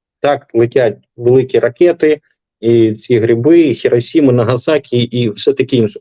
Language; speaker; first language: Ukrainian; non-native, local second language; Russian